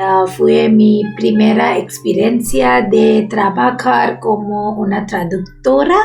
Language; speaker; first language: Spanish; non-native, learner; Bangla